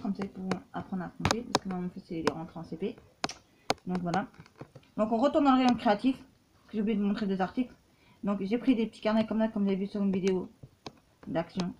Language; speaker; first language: French; native; French